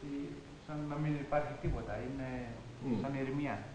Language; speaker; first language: Greek; early bilingual, heritage; Greek